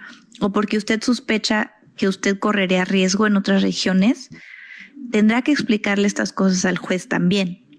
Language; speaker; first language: Spanish; native; Spanish